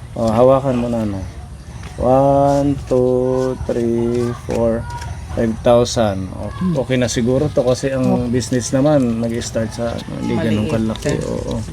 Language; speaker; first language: Filipino; native; Filipino